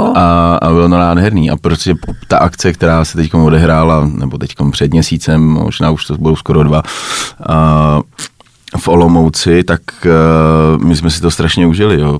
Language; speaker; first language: Czech; native; Czech